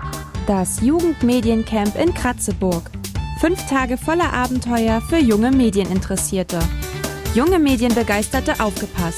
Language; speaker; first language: German; native; German